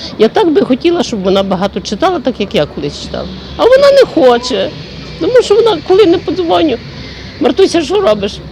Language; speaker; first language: Ukrainian; native; Ukrainian